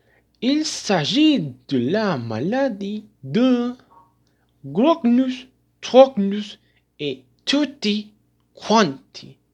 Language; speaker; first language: French; non-native, learner; Spanish